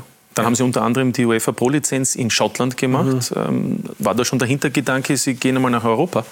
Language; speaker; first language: German; native; German